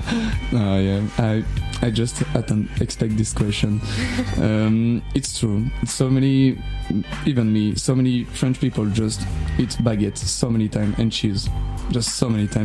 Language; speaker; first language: English; non-native, learner; French